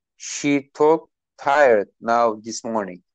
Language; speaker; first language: English; non-native, learner; Turkish